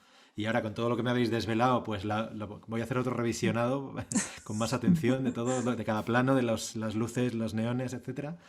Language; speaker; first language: Spanish; native; Spanish